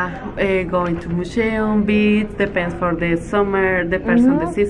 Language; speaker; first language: English; non-native, learner; Spanish